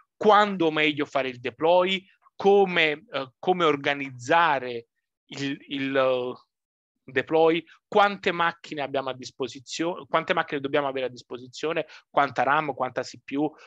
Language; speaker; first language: Italian; native; Italian